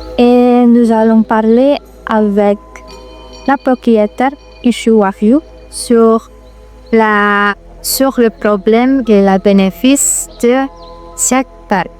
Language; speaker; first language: French; non-native, learner; Indonesian